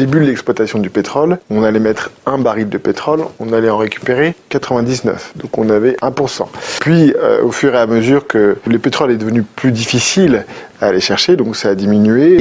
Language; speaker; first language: French; native; French